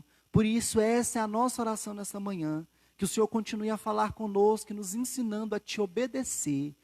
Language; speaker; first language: Portuguese; native; Portuguese